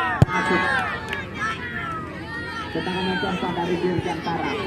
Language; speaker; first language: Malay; non-native, local second language; Achinese